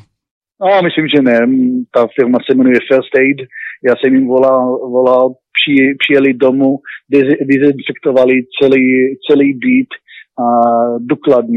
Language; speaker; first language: Czech; non-native, learner; Hebrew